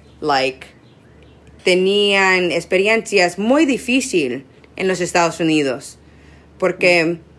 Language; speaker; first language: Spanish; non-native, learner; English